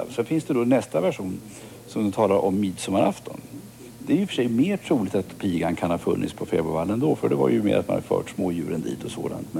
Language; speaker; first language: Swedish; native; Swedish